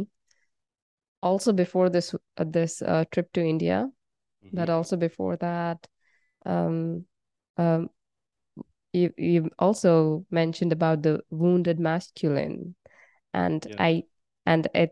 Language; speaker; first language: English; non-native, local second language; Bangla